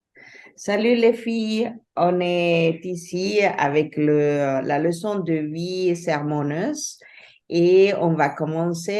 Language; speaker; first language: French; non-native, fluent; Spanish